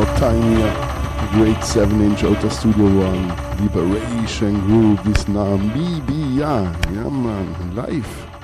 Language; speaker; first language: English; non-native, fluent; German